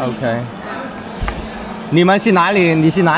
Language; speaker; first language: Chinese; non-native, fluent; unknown